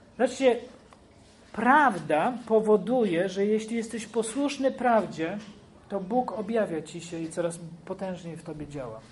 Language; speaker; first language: Polish; native; Polish